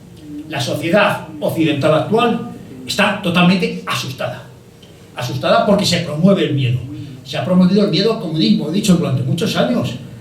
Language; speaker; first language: Spanish; native; Spanish